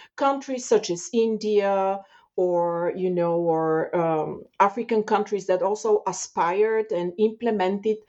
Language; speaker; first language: English; non-native, fluent; Bulgarian